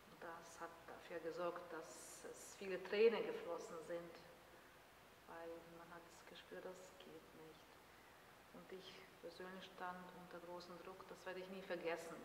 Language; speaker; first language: German; non-native, fluent; Bosnian